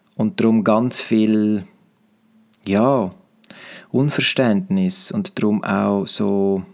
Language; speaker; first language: German; non-native, fluent; Romansh